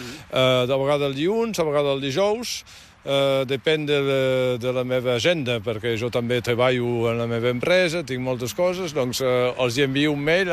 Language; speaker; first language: Catalan; native; Catalan